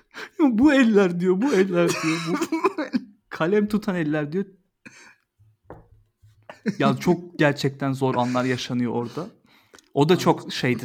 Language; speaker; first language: Turkish; native; Turkish